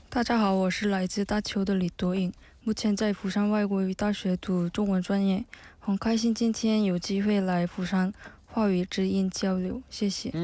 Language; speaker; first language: Chinese; non-native, fluent; Korean